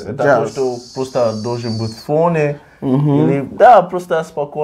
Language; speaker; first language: Russian; non-native, learner; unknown